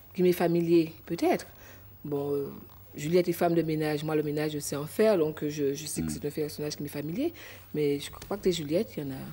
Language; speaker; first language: French; native; French